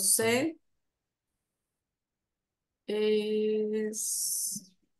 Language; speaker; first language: English; non-native, learner; Spanish